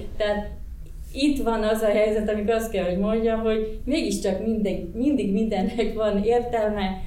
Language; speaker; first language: Hungarian; non-native, local second language; Croatian